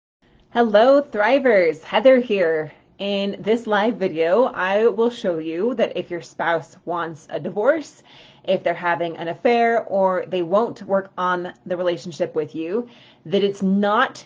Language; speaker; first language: English; native; English